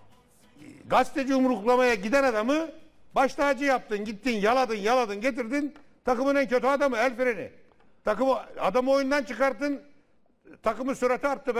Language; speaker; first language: Turkish; native; Turkish